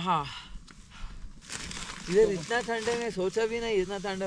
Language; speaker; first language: Hindi; non-native, local second language; Telugu